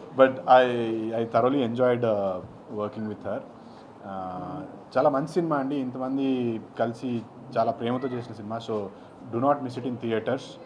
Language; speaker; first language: Telugu; native; Telugu